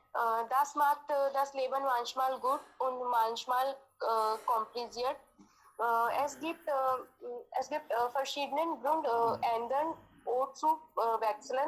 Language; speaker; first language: German; non-native, learner; Hindi